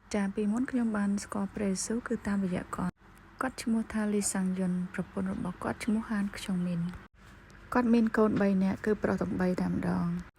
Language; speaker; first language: Khmer; native; Khmer